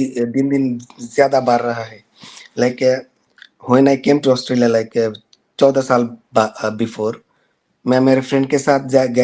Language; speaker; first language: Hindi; non-native, learner; Bangla